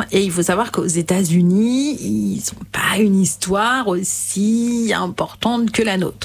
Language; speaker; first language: French; native; French